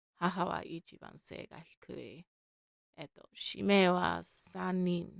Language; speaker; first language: Japanese; non-native, learner; English